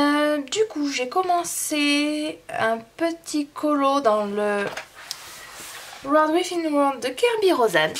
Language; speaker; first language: French; native; French